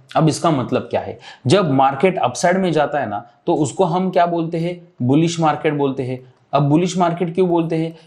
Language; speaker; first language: Hindi; non-native, local second language; Marathi